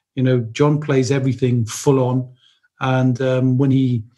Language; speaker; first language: English; native; English